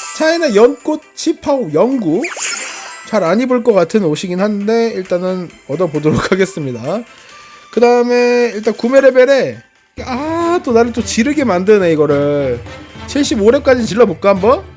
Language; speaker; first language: Korean; native; Korean